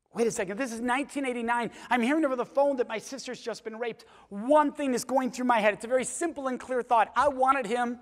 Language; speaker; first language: English; native; English